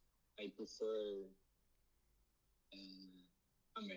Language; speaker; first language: English; non-native, learner; Portuguese